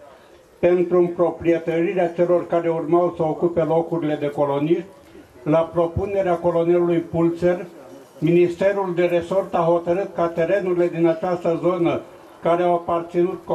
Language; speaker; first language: Romanian; native; Romanian